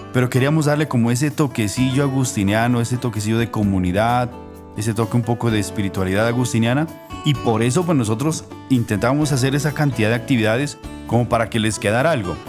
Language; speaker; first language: Spanish; native; Spanish